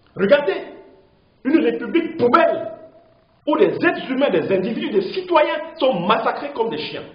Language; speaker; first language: French; native; French